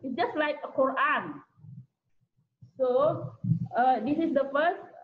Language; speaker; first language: English; non-native, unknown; Indonesian